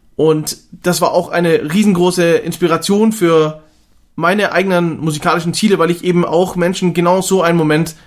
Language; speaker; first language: German; native; German